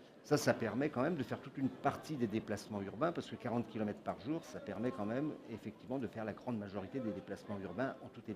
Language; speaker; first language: French; native; French